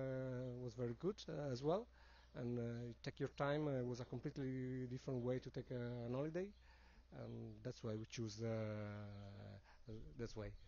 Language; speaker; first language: English; non-native, learner; Italian